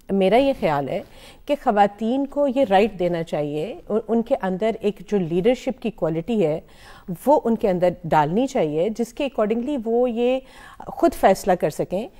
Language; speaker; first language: Urdu; non-native, local second language; Punjabi